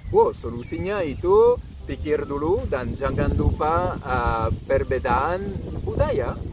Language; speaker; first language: Indonesian; non-native, fluent; French